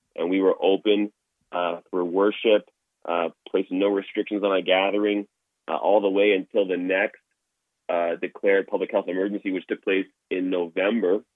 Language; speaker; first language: English; native; English